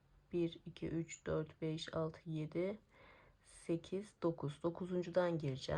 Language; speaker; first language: Turkish; native; Turkish